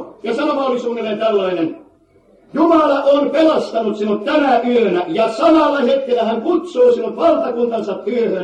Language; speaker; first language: Finnish; native; Finnish